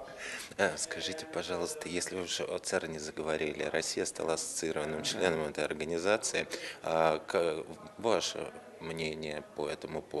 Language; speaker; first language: Russian; native; Russian